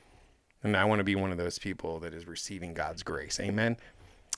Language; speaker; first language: English; native; English